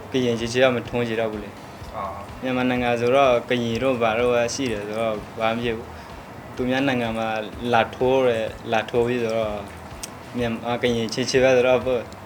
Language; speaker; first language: Burmese; non-native, local second language; Karen languages